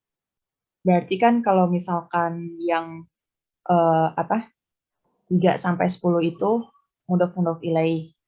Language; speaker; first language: Indonesian; native; Indonesian